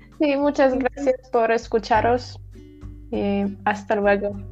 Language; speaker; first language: Spanish; non-native, learner; Polish